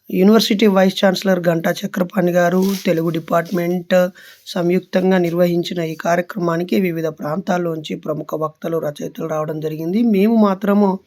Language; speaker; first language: Telugu; native; Telugu